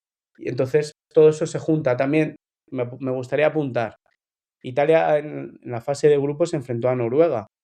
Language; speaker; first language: Spanish; native; Spanish